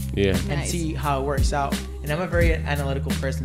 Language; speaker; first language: English; early bilingual, other home language; Spanish